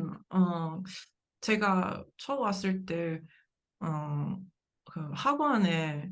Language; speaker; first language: Korean; non-native, learner; English